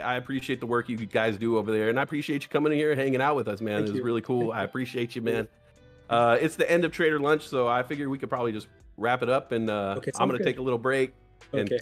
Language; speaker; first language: English; native; English